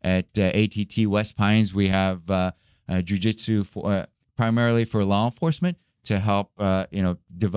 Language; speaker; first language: English; early bilingual, other home language; Arabic